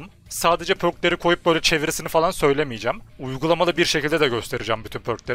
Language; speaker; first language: Turkish; native; Turkish